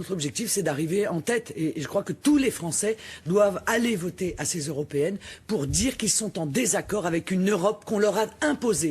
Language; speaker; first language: French; native; French